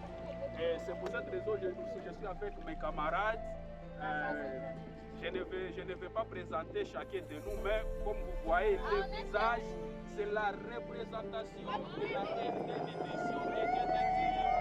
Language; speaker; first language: French; non-native, local second language; Swahili